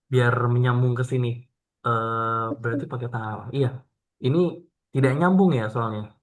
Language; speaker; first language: Indonesian; native; Indonesian